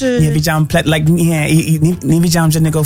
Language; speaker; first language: Polish; non-native, fluent; English